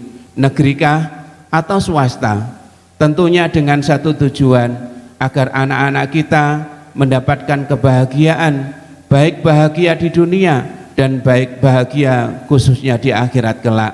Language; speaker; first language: Indonesian; native; Indonesian